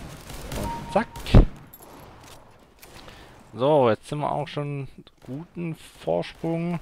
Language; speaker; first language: German; native; German